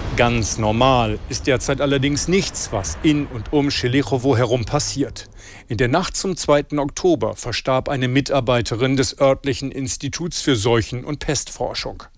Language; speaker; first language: German; native; German